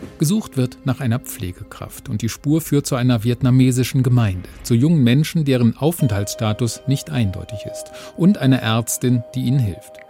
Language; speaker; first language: German; native; German